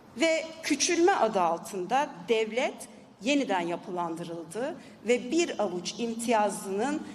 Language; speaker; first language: Turkish; native; Turkish